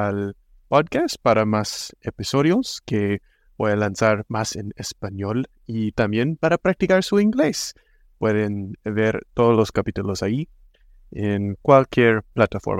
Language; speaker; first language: Spanish; non-native, fluent; English